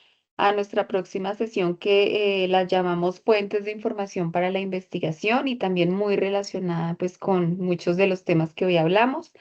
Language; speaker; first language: Spanish; native; Spanish